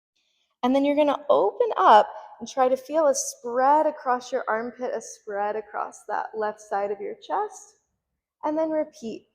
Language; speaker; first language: English; native; English